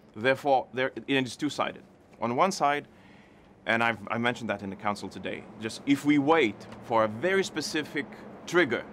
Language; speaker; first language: English; non-native, fluent; Lithuanian